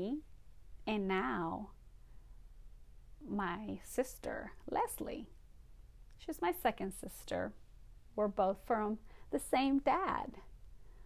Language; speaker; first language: English; non-native, fluent; Spanish